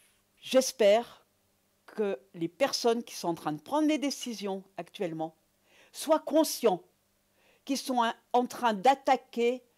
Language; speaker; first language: French; native; French